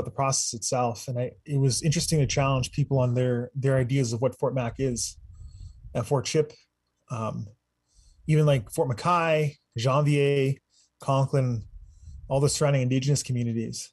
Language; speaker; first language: English; native; English